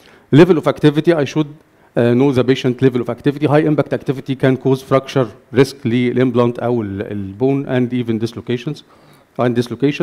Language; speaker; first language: English; non-native, fluent; Arabic